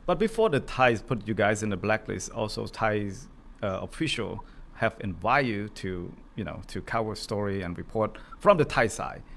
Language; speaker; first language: English; non-native, learner; Khmer